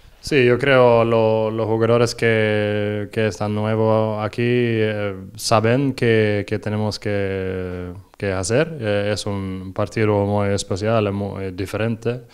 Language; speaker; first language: Spanish; non-native, learner; Norwegian